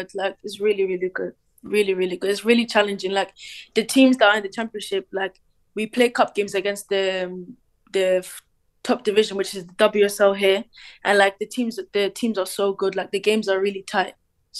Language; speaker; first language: English; native; English